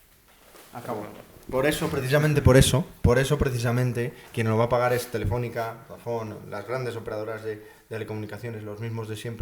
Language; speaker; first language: Spanish; native; Spanish